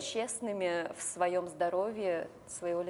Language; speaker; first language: Russian; native; Russian